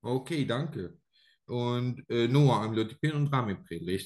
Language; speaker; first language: German; non-native, learner; Arabic